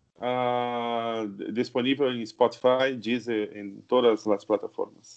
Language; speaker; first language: Spanish; non-native, learner; Portuguese